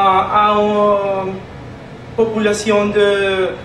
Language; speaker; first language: French; non-native, learner; Spanish